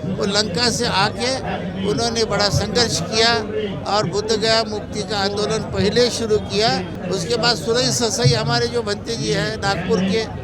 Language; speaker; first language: Hindi; non-native, local second language; Marathi